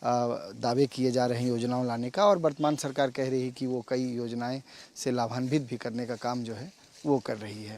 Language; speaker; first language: Hindi; native; Hindi